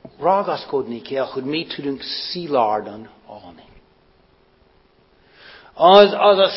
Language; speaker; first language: Hungarian; non-native, fluent; English